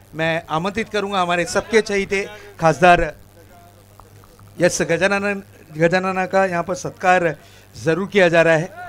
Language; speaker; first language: Hindi; non-native, local second language; Marathi